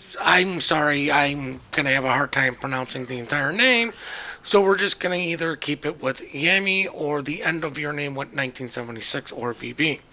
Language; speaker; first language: English; native; English